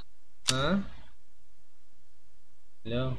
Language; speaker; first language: Russian; non-native, learner; Uzbek